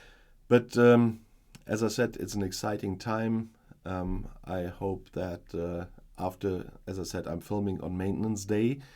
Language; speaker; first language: English; non-native, fluent; German